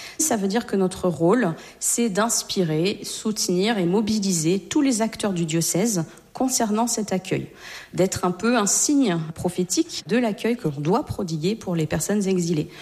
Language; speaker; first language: French; native; French